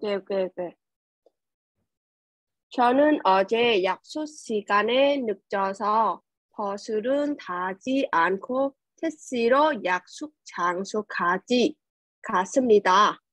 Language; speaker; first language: Korean; non-native, learner; Vietnamese